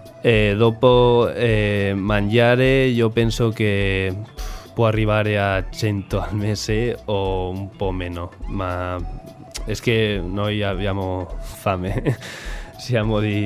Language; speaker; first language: Italian; non-native, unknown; Spanish